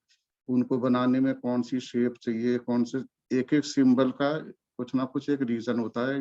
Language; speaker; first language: Hindi; native; Hindi